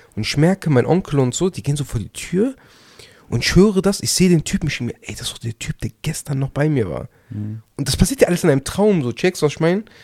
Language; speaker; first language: German; early bilingual, other home language; Turkish